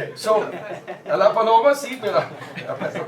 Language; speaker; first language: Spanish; non-native, learner; English